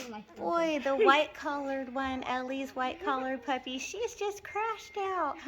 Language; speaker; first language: English; native; English